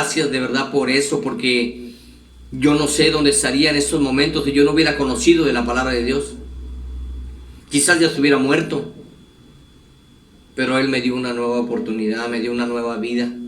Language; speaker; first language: Spanish; native; Spanish